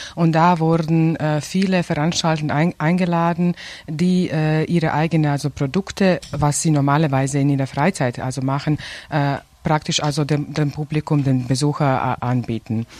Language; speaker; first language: German; non-native, fluent; Serbian